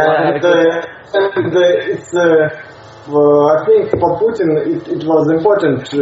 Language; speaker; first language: English; non-native, learner; Russian